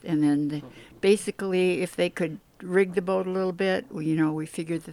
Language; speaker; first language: English; native; English